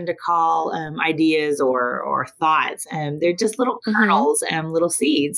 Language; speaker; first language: English; native; English